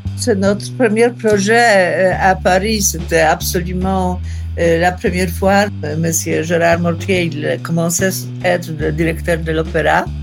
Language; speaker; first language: French; non-native, learner; Polish